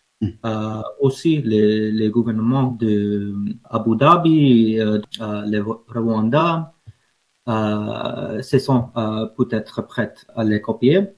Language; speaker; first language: French; non-native, fluent; English